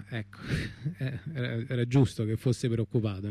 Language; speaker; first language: Italian; native; Italian